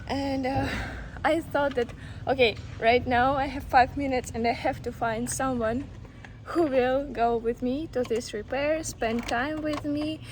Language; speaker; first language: English; non-native, learner; Russian